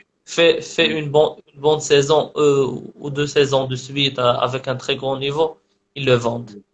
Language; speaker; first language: French; non-native, local second language; Arabic